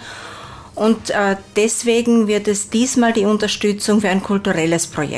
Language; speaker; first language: German; native; German